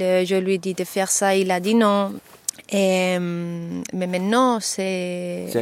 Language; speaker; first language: French; non-native, fluent; Catalan